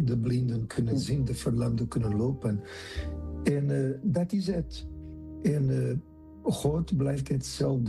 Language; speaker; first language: Dutch; non-native, fluent; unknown